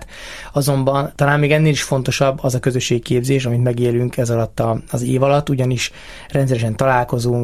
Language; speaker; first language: Hungarian; native; Hungarian